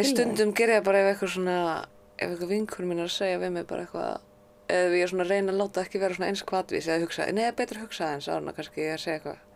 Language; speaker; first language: Icelandic; native; Icelandic